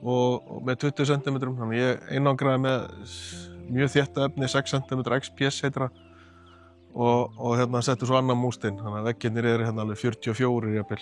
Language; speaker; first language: Icelandic; native; Icelandic